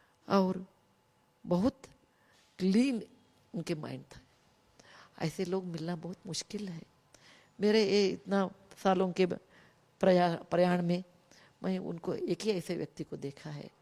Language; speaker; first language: Hindi; non-native, local second language; Kannada